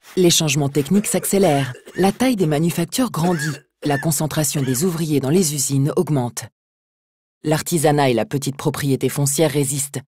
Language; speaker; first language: French; native; French